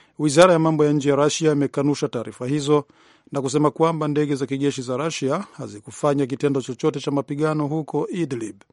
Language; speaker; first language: Swahili; non-native, local second language; Rundi